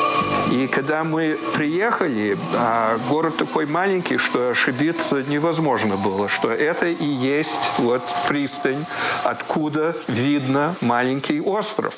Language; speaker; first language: Russian; early bilingual, heritage; Russian